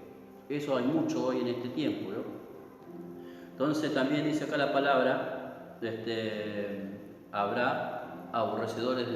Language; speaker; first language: Spanish; native; Spanish